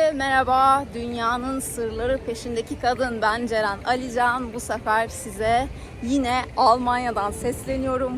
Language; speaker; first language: Turkish; native; Turkish